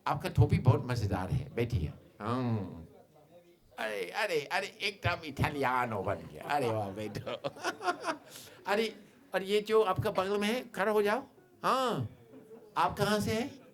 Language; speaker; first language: Hindi; non-native, fluent; English